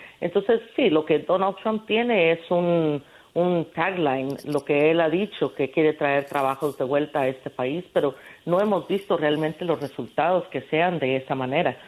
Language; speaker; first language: Spanish; early bilingual, heritage; Spanish